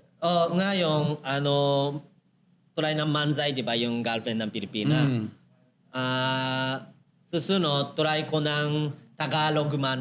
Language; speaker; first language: Filipino; non-native, learner; Japanese